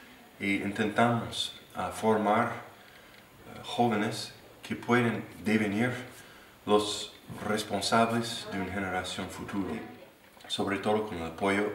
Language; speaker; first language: Spanish; non-native, fluent; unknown